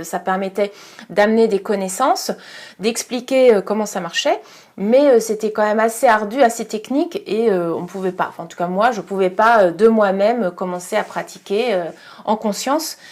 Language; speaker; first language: French; native; French